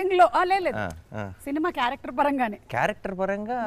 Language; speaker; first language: Telugu; native; Telugu